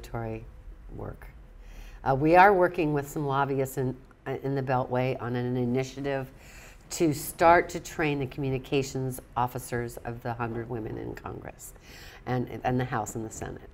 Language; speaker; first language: English; native; English